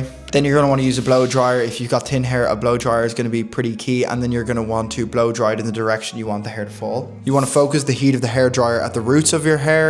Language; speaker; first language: English; native; English